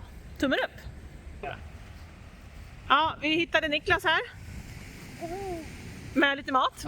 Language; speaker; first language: Swedish; native; Swedish